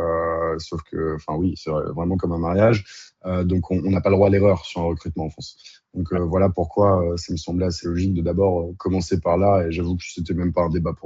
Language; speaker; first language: French; native; French